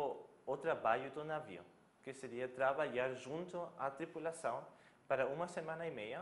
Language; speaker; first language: Portuguese; non-native, fluent; German